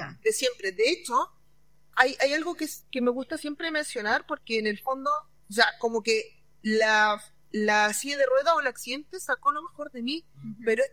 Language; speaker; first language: Spanish; native; Spanish